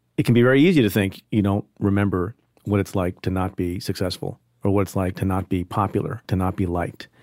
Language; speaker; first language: English; early bilingual, other home language; Hindi